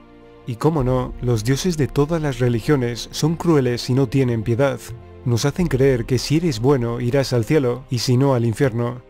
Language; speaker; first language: Spanish; native; Spanish